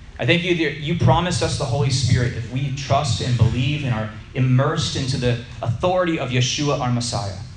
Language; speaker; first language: English; native; English